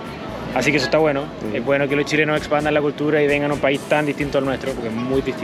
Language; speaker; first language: Spanish; native; Spanish